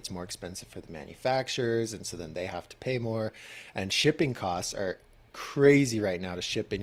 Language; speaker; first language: English; native; English